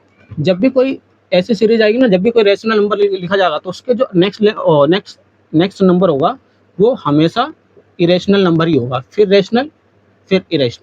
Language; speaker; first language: Hindi; native; Hindi